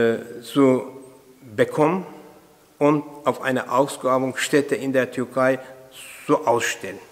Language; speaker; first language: German; non-native, fluent; Turkish